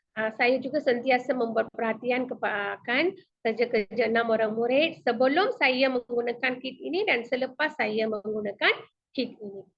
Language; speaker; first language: Malay; non-native, local second language; Tamil